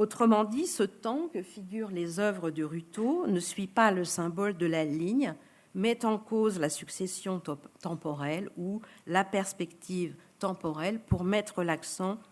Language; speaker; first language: French; native; French